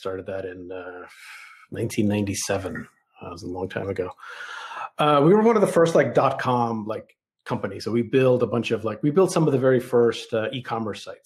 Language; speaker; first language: English; early bilingual, other home language; Russian